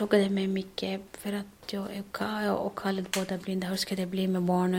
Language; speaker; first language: Swedish; non-native, learner; Arabic